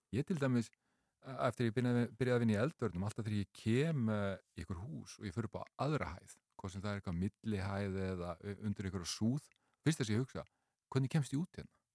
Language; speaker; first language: Icelandic; native; Icelandic